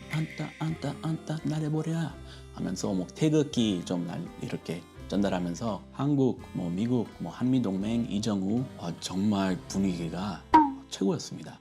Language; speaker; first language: Korean; non-native, fluent; English